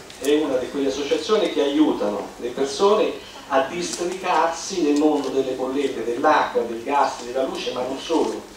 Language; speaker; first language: Italian; native; Italian